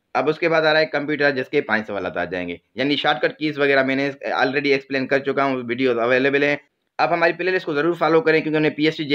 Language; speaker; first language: Urdu; non-native, local second language; Sindhi